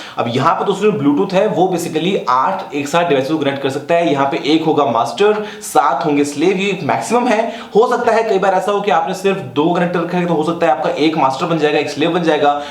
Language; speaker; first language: Hindi; native; Hindi